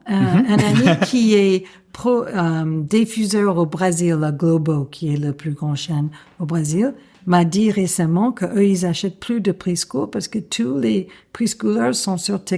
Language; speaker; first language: French; non-native, fluent; English